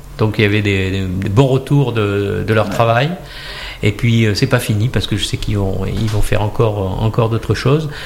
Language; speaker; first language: French; native; French